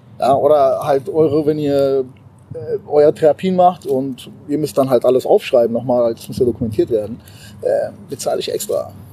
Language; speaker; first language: German; early bilingual, other home language; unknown